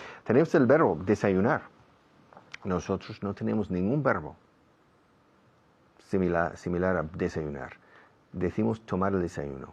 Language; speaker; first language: Spanish; non-native, fluent; English